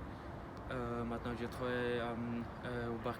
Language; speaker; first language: French; non-native, learner; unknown